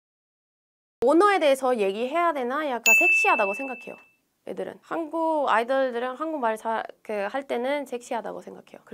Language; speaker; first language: Korean; non-native, fluent; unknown